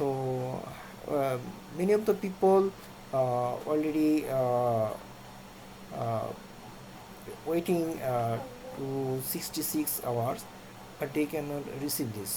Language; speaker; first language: English; non-native, local second language; Bangla